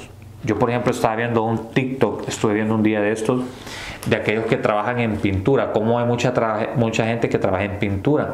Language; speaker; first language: Spanish; native; Spanish